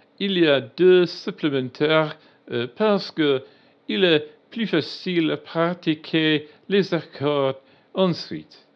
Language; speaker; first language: French; non-native, learner; English